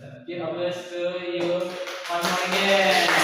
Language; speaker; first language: English; non-native, learner; Indonesian